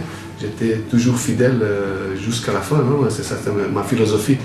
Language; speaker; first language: French; non-native, fluent; Portuguese